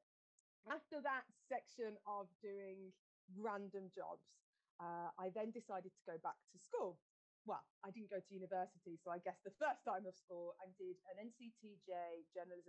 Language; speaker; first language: English; native; English